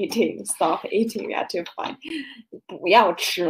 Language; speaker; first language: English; non-native, learner; Chinese